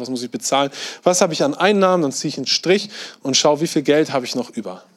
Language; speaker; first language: German; native; German